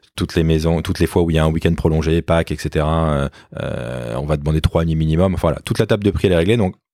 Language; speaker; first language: French; native; French